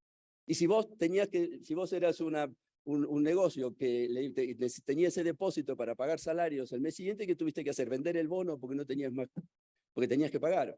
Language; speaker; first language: Spanish; native; Spanish